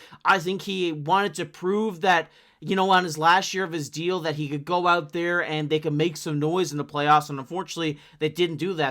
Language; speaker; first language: English; native; English